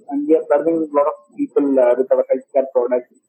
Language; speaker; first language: English; non-native, local second language; Tamil